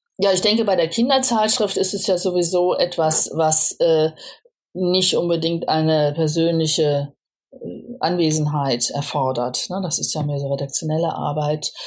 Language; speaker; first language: German; native; German